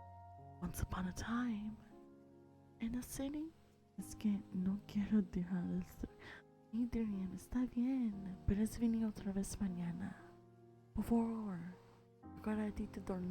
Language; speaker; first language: Spanish; early bilingual, heritage; English